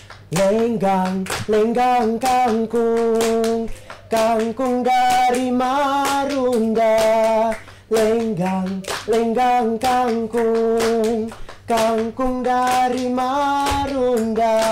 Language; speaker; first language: Indonesian; non-native, fluent; English